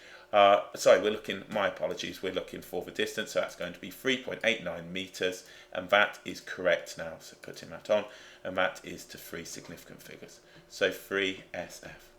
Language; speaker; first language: English; native; English